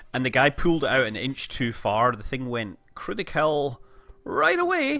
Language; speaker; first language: English; native; English